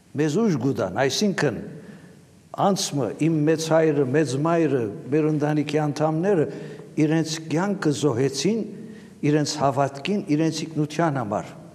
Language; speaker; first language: Armenian; native; Armenian